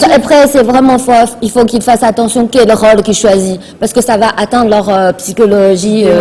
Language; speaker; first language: French; non-native, fluent; Chinese